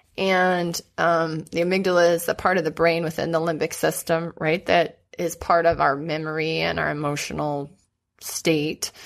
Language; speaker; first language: English; native; English